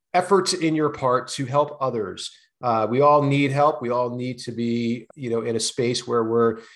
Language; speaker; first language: English; native; English